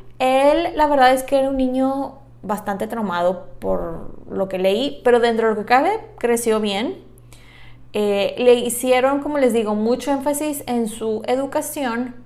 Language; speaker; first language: Spanish; native; Spanish